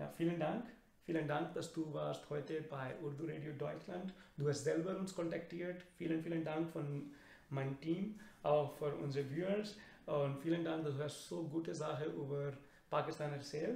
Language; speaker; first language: German; non-native, learner; Urdu